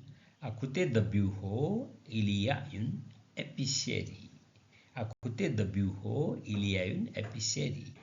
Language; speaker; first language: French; non-native, learner; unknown